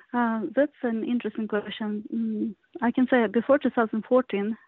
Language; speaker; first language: English; non-native, learner; Ukrainian